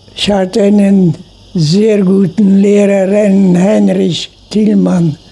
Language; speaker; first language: German; non-native, local second language; Low German